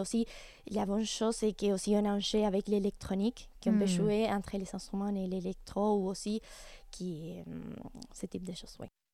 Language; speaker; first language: French; non-native, fluent; Spanish